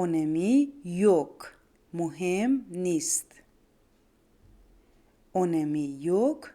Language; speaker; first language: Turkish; non-native, fluent; Persian